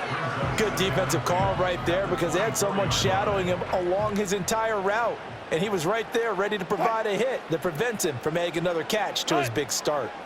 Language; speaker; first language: English; native; English